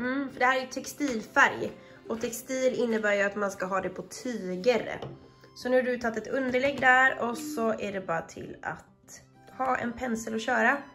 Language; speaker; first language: Swedish; native; Swedish